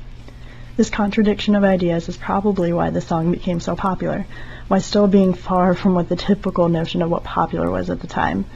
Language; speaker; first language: English; native; English